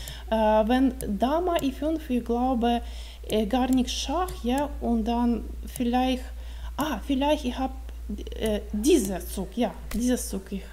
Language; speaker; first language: German; non-native, learner; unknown